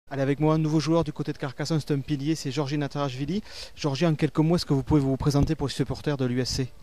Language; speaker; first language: French; native; French